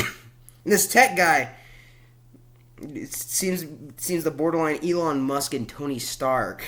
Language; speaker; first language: English; native; English